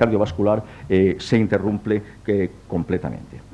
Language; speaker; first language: Spanish; native; Spanish